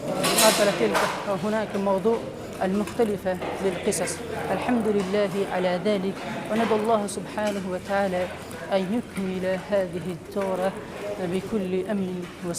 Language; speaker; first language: Arabic; non-native, fluent; Urdu